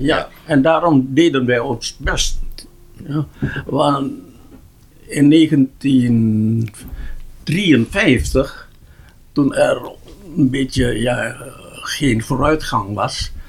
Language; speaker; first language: Dutch; non-native, local second language; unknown